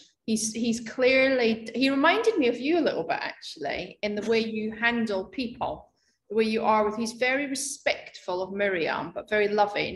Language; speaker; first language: English; native; English